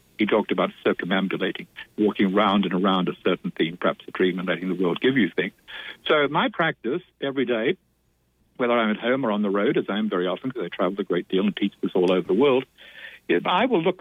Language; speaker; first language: English; native; English